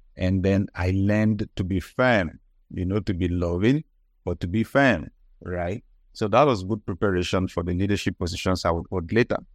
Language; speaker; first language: English; non-native, local second language; Yoruba